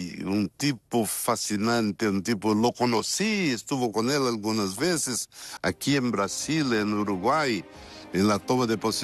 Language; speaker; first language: Spanish; non-native, fluent; Portuguese